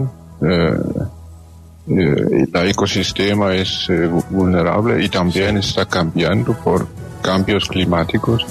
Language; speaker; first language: Spanish; non-native, fluent; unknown